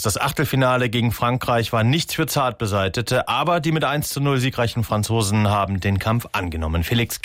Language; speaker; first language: German; native; German